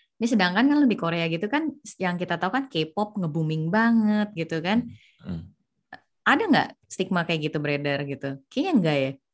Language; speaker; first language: Indonesian; native; Indonesian